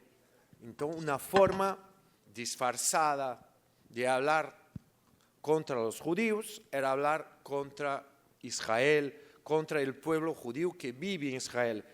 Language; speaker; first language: Spanish; non-native, learner; Portuguese